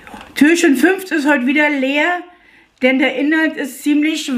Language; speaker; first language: German; native; German